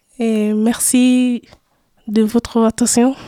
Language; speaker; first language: French; non-native, learner; Arabic